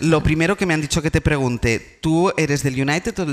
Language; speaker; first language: Spanish; native; Spanish